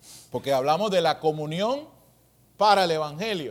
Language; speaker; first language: Spanish; native; Spanish